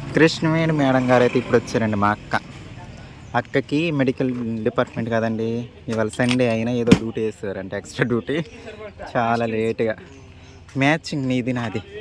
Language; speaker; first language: Telugu; native; Telugu